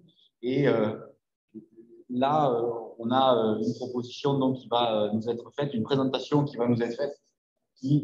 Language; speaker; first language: French; native; French